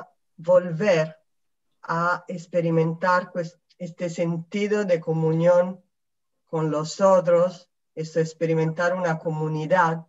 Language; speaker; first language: Spanish; non-native, fluent; Italian